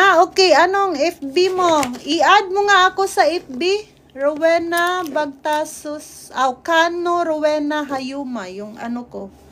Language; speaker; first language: Filipino; native; Filipino